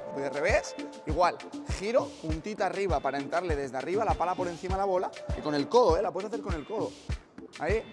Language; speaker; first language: Spanish; native; Spanish